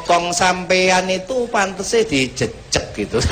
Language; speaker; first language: Indonesian; non-native, local second language; Javanese